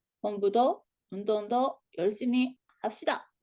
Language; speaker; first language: Korean; non-native, learner; Japanese